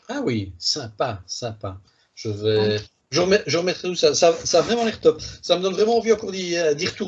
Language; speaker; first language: French; native; French